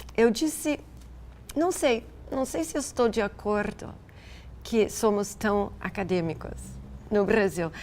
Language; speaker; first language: Portuguese; non-native, fluent; English